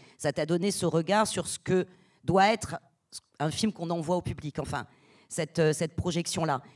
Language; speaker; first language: French; native; French